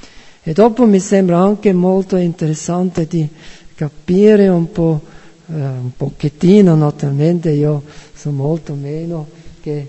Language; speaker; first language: Italian; non-native, fluent; German